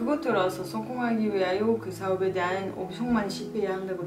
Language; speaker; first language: Korean; non-native, learner; French